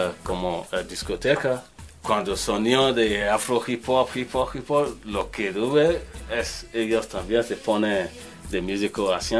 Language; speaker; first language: Spanish; non-native, learner; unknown